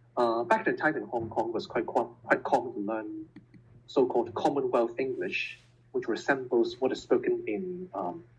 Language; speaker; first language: English; non-native, local second language; Cantonese